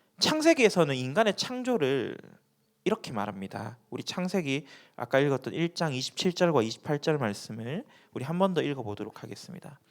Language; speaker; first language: Korean; native; Korean